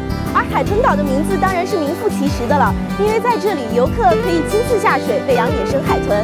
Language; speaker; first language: Chinese; native; Chinese